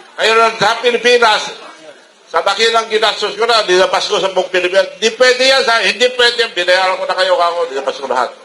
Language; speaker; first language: Filipino; non-native, local second language; Iloko